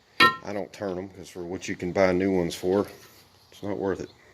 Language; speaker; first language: English; native; English